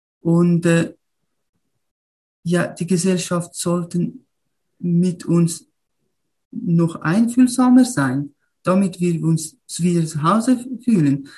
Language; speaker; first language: German; non-native, learner; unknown